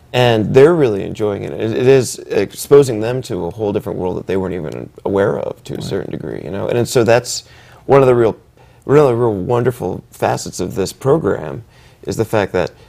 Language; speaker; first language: English; native; English